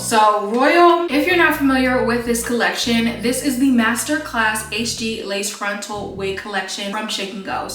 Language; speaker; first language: English; native; English